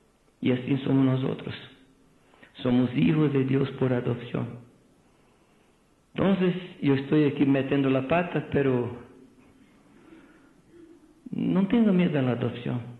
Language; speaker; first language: Spanish; non-native, fluent; Portuguese